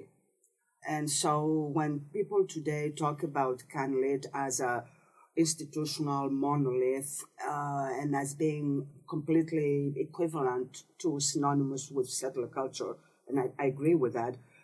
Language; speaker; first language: English; non-native, fluent; Greek